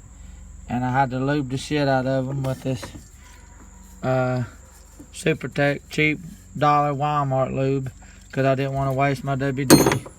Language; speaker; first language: English; native; English